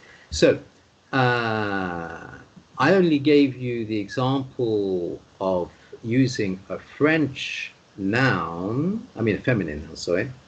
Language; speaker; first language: English; non-native, fluent; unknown